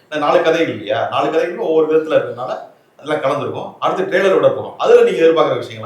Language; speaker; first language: Tamil; native; Tamil